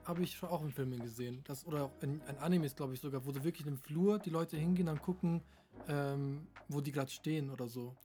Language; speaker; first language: German; early bilingual, other home language; Turkish